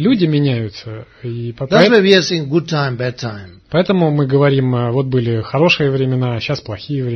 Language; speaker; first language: Russian; native; Russian